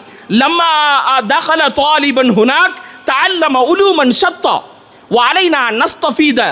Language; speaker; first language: Arabic; non-native, fluent; Tamil